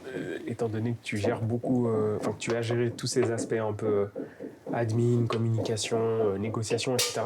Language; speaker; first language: French; native; French